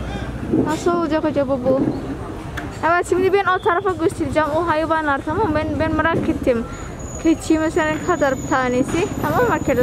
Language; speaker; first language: Turkish; non-native, learner; Javanese